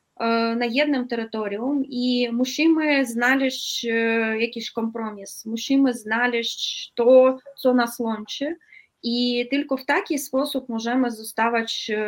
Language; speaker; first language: Polish; non-native, fluent; Russian